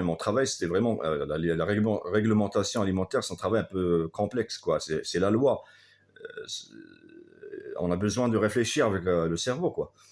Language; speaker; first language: French; non-native, fluent; Arabic